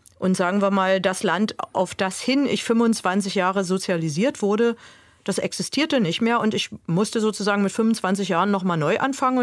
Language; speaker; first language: German; native; German